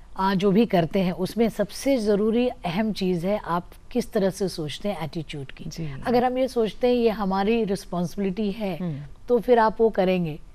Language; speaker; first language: Hindi; native; Hindi